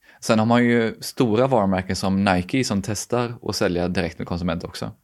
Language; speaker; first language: Swedish; native; Swedish